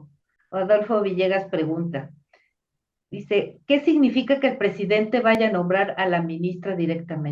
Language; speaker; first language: Spanish; native; Spanish